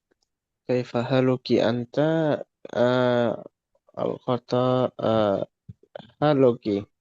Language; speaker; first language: Arabic; non-native, learner; Indonesian